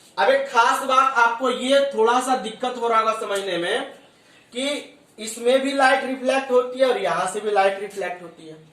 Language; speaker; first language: Hindi; native; Hindi